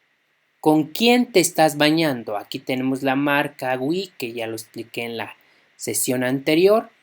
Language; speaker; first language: Spanish; non-native, local second language; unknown